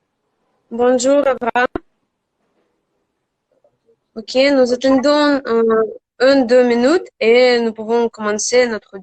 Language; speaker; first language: French; non-native, learner; Russian